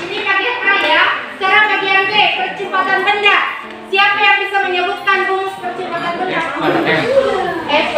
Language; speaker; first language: Indonesian; native; Indonesian